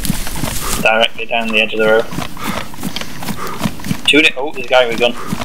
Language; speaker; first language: English; native; English